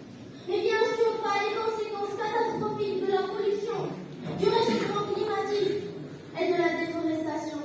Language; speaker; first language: French; non-native, local second language; Arabic